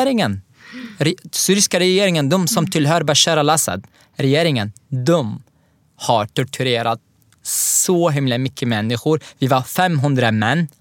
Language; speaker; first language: Swedish; non-native, fluent; Arabic